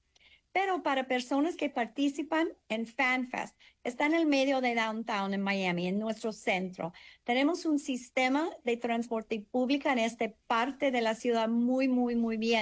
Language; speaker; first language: Spanish; non-native, fluent; English